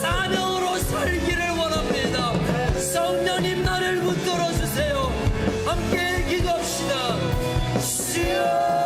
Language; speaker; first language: Korean; native; Korean